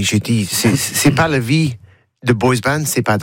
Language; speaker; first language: French; non-native, learner; English